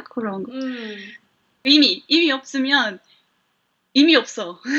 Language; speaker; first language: Korean; non-native, fluent; English